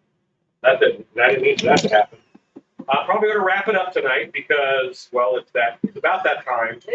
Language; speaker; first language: English; native; English